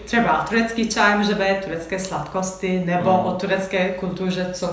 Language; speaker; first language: Czech; non-native, learner; Turkish